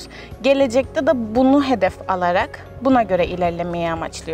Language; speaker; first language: Turkish; native; Turkish